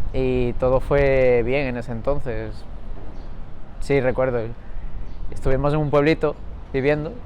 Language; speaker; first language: Spanish; early bilingual, other home language; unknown